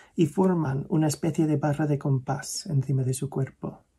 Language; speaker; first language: Spanish; non-native, fluent; English